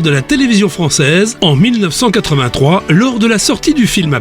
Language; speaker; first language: French; native; French